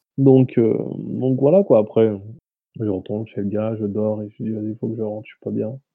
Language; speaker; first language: French; native; French